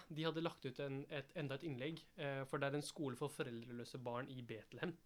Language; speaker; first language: Norwegian; early bilingual, other home language; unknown